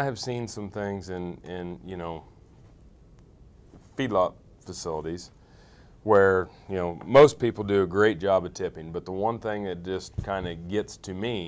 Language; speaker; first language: English; native; English